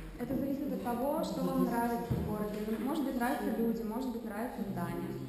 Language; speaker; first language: Russian; native; Russian